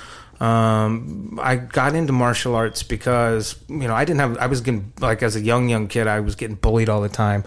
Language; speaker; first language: English; native; English